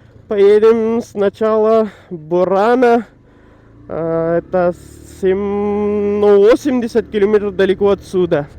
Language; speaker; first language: Russian; non-native, learner; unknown